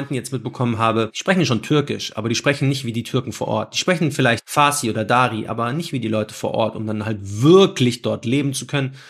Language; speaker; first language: German; native; German